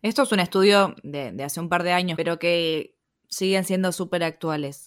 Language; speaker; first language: Spanish; native; Spanish